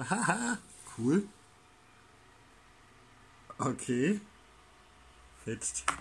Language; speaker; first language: German; native; German